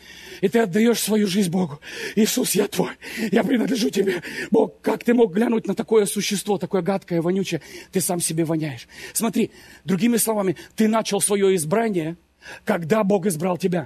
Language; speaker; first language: Russian; native; Russian